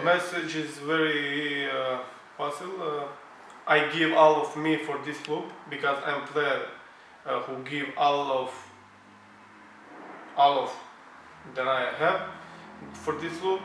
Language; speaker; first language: English; non-native, learner; Croatian